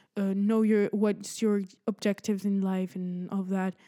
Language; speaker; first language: English; early bilingual, other home language; Spanish